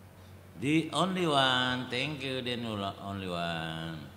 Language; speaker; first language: English; non-native, learner; Indonesian